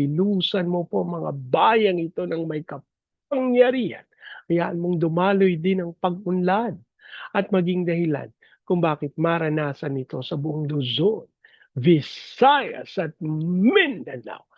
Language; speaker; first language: Filipino; native; Filipino